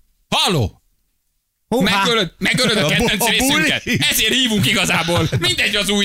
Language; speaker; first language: Hungarian; native; Hungarian